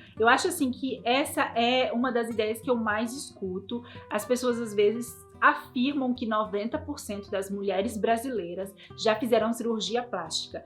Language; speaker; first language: Portuguese; native; Portuguese